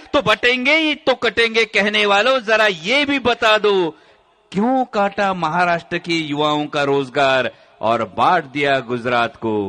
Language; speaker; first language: Hindi; non-native, local second language; Marathi